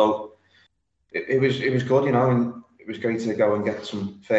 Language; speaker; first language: English; native; English